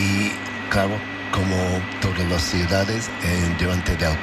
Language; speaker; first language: Spanish; non-native, learner; English